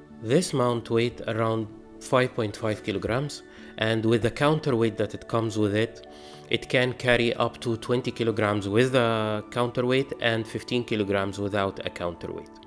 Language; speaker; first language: English; non-native, fluent; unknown